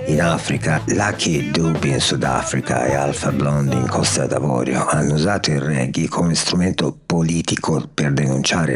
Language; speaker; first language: Italian; native; Italian